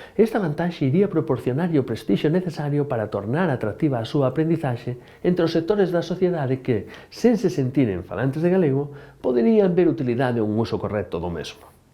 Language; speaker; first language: Galician; native; Galician